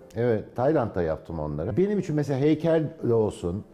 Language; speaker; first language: Turkish; native; Turkish